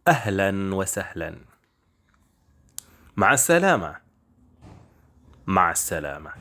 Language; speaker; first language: Arabic; non-native, fluent; Indonesian